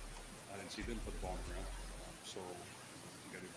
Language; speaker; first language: English; native; English